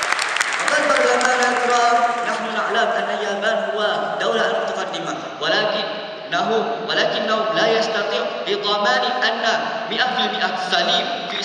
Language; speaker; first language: Arabic; non-native, learner; Malay